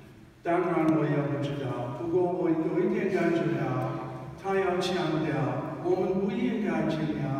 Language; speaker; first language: Chinese; non-native, fluent; English